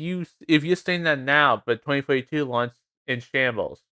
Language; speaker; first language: English; native; English